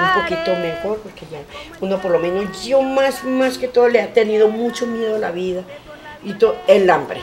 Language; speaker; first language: Spanish; native; Spanish